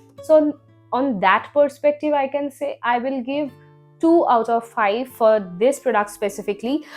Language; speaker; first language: English; non-native, local second language; Bangla